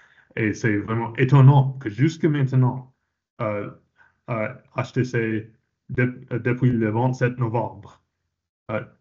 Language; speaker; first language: French; non-native, fluent; English